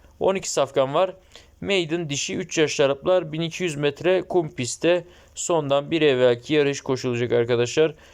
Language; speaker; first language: Turkish; native; Turkish